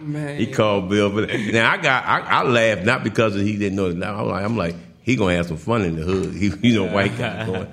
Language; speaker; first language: English; native; English